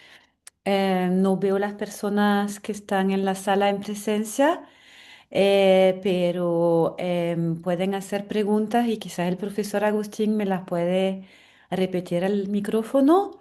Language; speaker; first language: Spanish; non-native, fluent; French